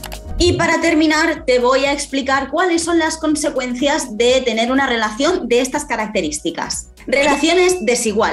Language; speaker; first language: Spanish; native; Spanish